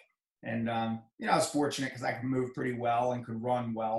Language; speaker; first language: English; native; English